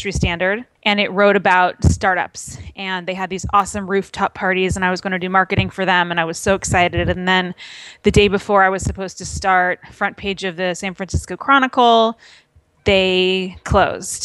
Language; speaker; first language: English; native; English